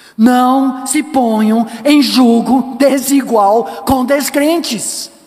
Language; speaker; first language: Portuguese; non-native, fluent; English